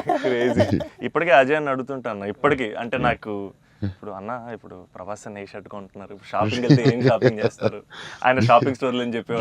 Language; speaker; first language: Telugu; native; Telugu